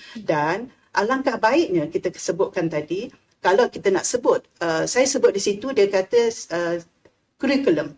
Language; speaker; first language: Malay; native; Malay